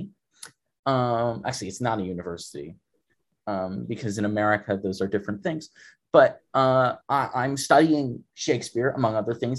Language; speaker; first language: English; native; English